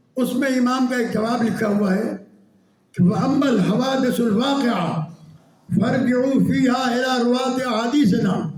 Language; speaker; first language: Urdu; non-native, local second language; Sindhi